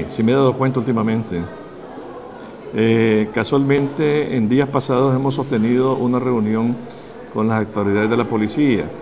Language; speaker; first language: Spanish; native; Spanish